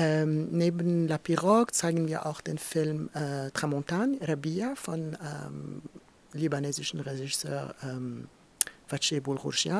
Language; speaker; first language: German; non-native, fluent; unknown